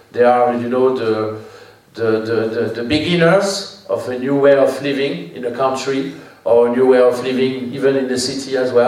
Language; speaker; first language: English; non-native, fluent; French